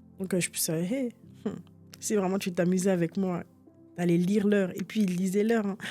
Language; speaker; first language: French; early bilingual, other home language; Portuguese